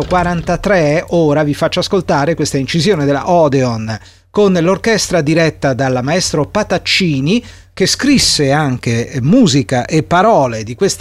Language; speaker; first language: Italian; native; Italian